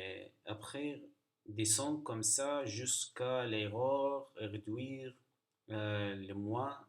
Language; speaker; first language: French; non-native, learner; Arabic